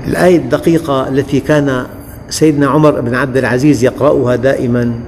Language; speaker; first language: Arabic; native; Arabic